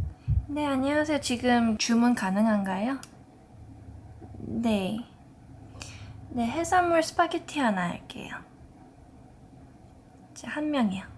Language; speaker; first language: Korean; early bilingual, heritage; English